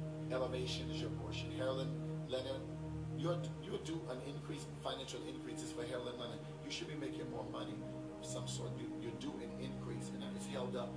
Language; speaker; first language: English; native; English